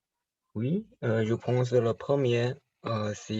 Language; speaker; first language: French; non-native, learner; Chinese